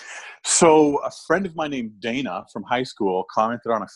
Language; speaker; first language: English; native; English